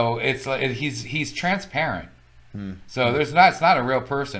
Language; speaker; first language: English; native; English